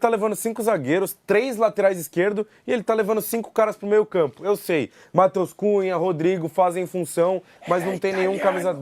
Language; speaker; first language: Portuguese; native; Portuguese